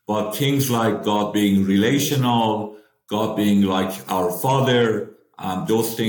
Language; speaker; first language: English; non-native, fluent; Persian